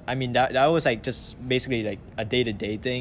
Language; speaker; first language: English; early bilingual, other home language; Vietnamese